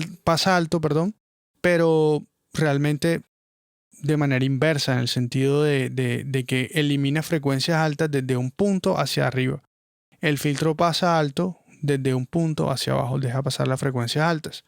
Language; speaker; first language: Spanish; native; Spanish